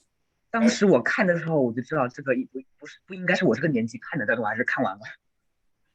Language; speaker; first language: Chinese; native; Chinese